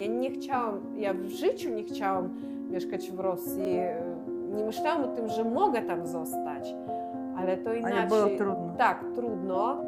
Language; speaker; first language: Polish; non-native, fluent; Russian